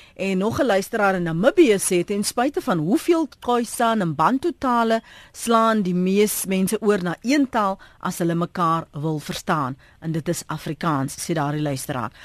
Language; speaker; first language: Afrikaans; native; Afrikaans